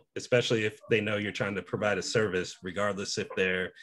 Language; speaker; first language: English; native; English